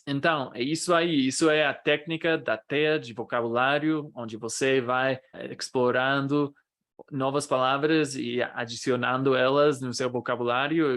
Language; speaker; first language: Portuguese; non-native, fluent; English